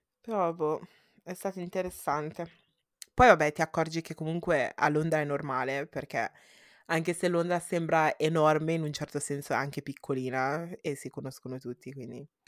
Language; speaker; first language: Italian; early bilingual, heritage; Italian